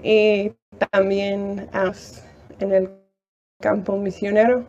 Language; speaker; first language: Spanish; non-native, fluent; English